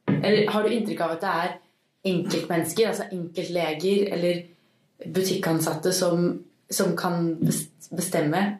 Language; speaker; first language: Norwegian; native; Norwegian